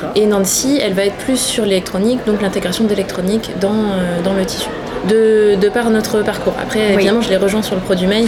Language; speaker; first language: French; native; French